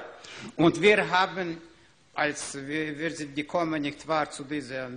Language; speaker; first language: German; non-native, learner; Ukrainian